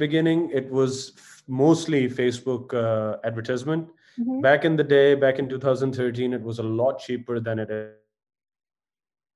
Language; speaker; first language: English; non-native, local second language; Punjabi